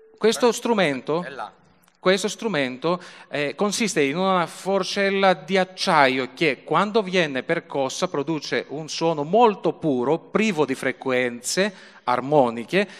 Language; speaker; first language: Italian; early bilingual, other home language; Greek